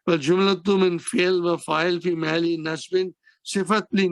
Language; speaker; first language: Arabic; non-native, fluent; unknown